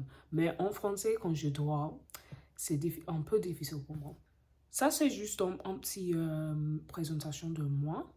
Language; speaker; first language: French; non-native, learner; English